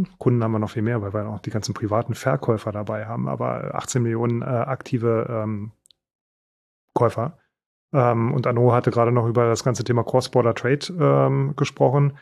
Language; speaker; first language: German; native; German